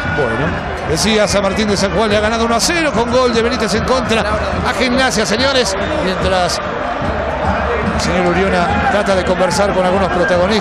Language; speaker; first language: Spanish; native; Spanish